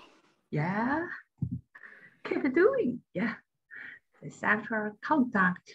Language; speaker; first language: English; non-native, learner; Chinese